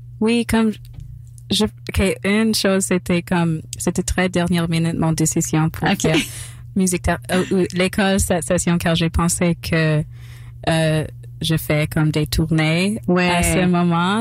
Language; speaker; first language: French; non-native, local second language; English